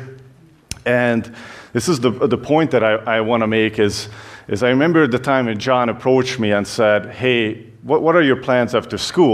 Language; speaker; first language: English; non-native, fluent; Hungarian